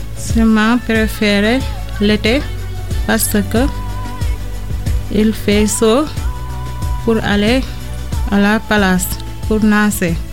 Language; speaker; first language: French; non-native, learner; Portuguese